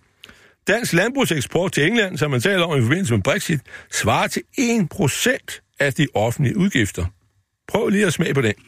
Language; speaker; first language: Danish; native; Danish